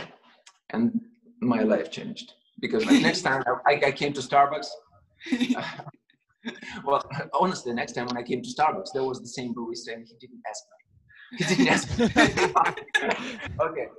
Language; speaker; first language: English; non-native, fluent; Russian